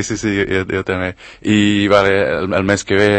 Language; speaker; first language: Catalan; non-native, fluent; Spanish